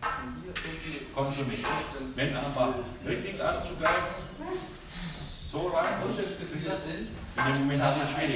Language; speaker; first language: German; non-native, learner; Thai